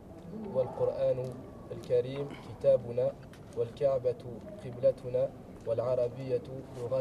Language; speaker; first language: Arabic; non-native, learner; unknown